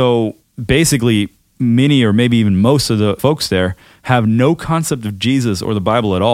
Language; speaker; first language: English; early bilingual, other home language; German